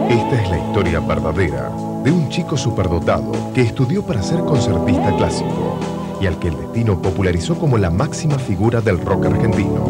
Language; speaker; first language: Spanish; native; Spanish